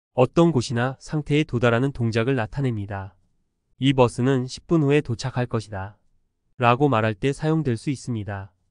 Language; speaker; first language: Korean; native; Korean